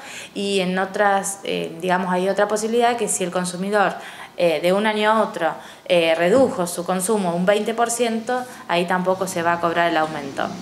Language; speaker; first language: Spanish; native; Spanish